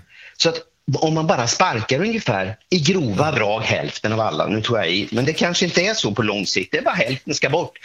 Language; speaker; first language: Swedish; native; Swedish